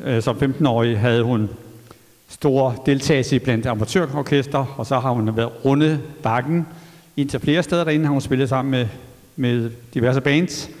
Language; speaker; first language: Danish; native; Danish